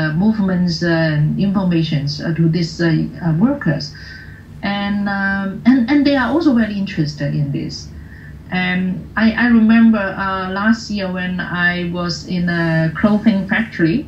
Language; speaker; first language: English; non-native, local second language; Cantonese